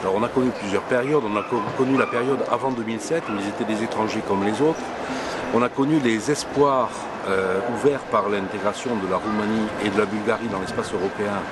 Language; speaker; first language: French; native; French